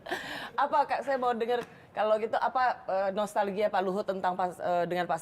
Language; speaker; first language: Indonesian; native; Indonesian